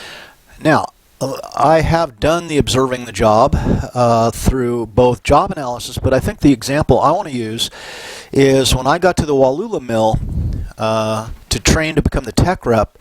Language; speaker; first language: English; native; English